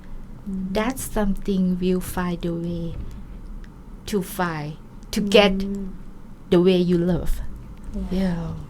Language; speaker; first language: English; non-native, learner; Thai